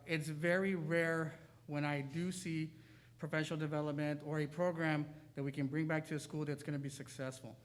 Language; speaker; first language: English; native; English